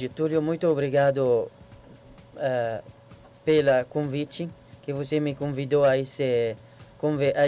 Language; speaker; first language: Portuguese; non-native, learner; Arabic